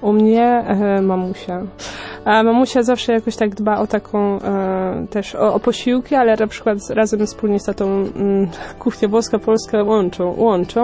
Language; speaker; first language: Polish; early bilingual, other home language; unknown